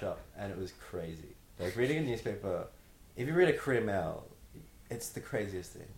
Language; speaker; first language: English; native; English